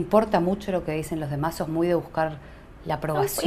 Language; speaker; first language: Spanish; native; Spanish